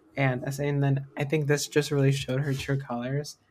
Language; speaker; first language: English; native; English